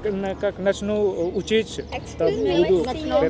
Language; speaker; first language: Russian; non-native, learner; Hindi